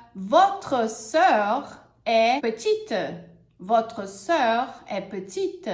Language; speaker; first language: French; non-native, fluent; Portuguese